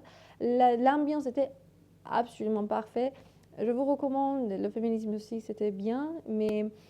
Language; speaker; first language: French; non-native, learner; Persian